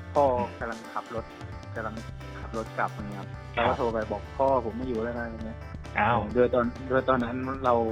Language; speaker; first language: Thai; native; Thai